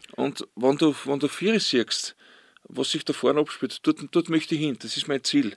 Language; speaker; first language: German; native; German